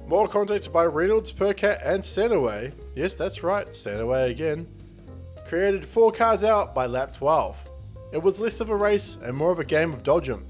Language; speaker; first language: English; native; English